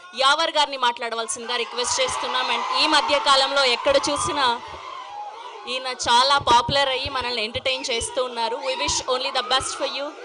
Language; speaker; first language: Telugu; native; Telugu